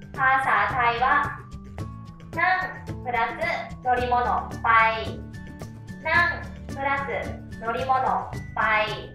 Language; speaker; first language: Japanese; non-native, fluent; Thai